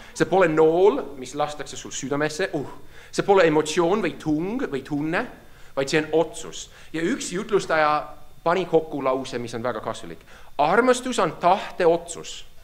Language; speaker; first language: Estonian; non-native, fluent; English